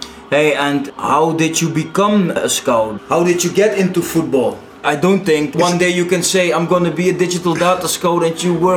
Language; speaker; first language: English; non-native, fluent; Dutch